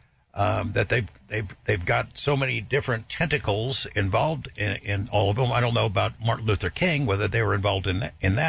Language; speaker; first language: English; native; English